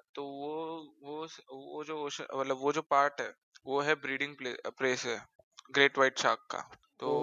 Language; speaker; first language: Hindi; non-native, local second language; Marathi